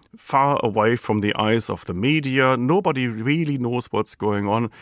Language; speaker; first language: English; non-native, fluent; German